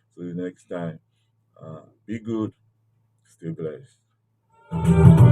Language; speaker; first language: English; non-native, local second language; Yoruba